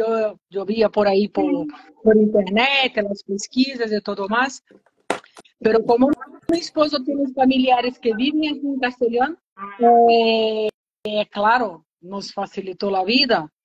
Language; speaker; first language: Spanish; non-native, learner; Portuguese